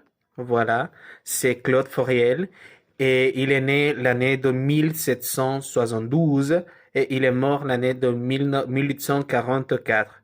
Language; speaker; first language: French; non-native, learner; Spanish